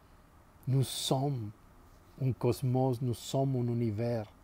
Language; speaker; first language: French; non-native, fluent; Spanish